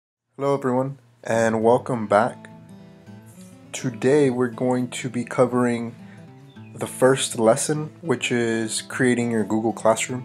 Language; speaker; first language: English; native; English